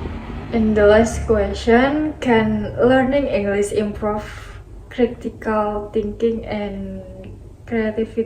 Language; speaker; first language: English; non-native, learner; Indonesian